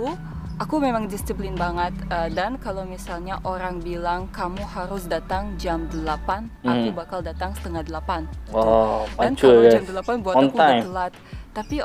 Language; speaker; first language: Indonesian; non-native, fluent; Russian